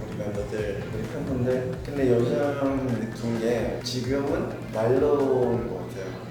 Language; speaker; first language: Korean; non-native, fluent; English